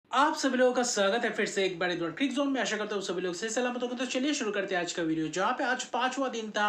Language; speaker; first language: Hindi; native; Hindi